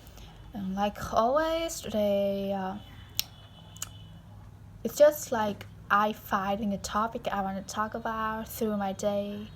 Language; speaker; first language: English; non-native, learner; Vietnamese